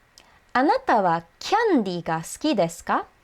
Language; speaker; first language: Japanese; non-native, fluent; English